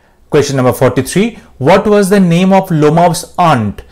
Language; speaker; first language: English; non-native, local second language; Bangla